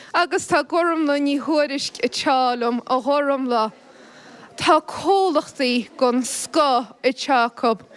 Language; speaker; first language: Irish; native; Irish